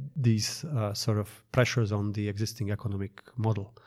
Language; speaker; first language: English; non-native, fluent; Slovak